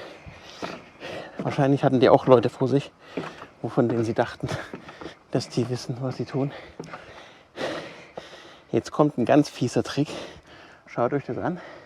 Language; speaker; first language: German; native; German